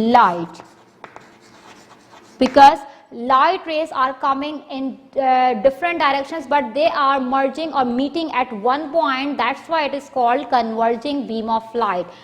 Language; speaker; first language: English; non-native, local second language; Urdu